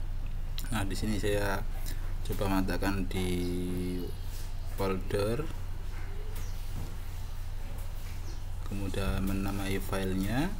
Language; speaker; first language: Indonesian; native; Indonesian